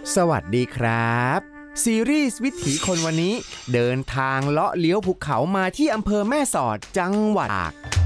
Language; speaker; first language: Thai; native; Thai